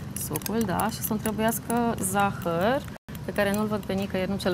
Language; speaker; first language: Romanian; native; Romanian